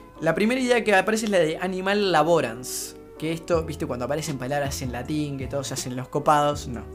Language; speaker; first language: Spanish; native; Spanish